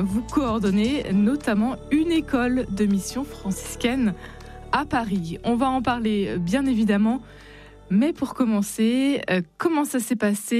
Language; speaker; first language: French; native; French